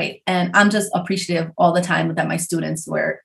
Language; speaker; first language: English; early bilingual, other home language; Spanish